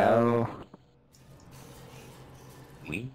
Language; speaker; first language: English; non-native, learner; German